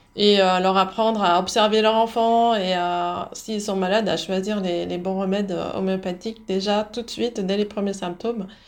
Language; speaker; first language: French; early bilingual, other home language; Dutch